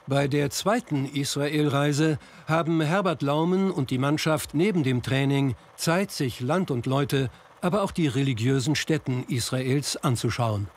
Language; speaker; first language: German; native; German